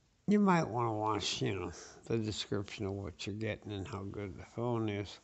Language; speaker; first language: English; native; English